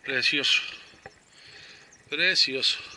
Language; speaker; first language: Spanish; native; Spanish